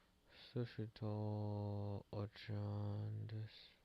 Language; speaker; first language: Japanese; non-native, learner; English